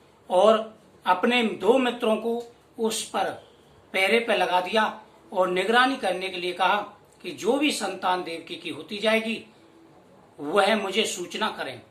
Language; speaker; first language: Hindi; native; Hindi